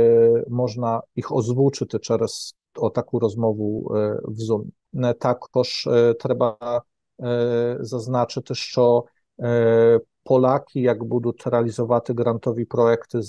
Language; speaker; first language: Ukrainian; non-native, fluent; Polish